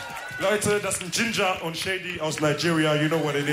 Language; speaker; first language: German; early bilingual, other home language; Wolof